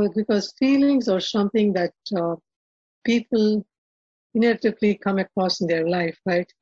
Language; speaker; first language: English; non-native, local second language; Telugu